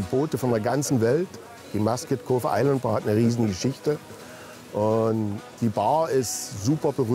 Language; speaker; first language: German; native; German